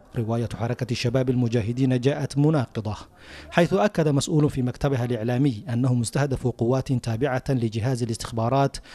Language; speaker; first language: Arabic; non-native, local second language; Somali